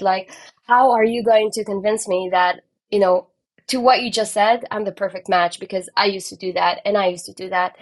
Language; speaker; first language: English; non-native, fluent; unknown